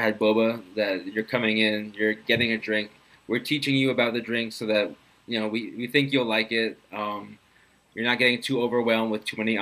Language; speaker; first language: English; native; English